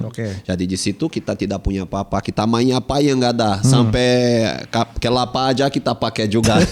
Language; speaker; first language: Indonesian; non-native, fluent; Portuguese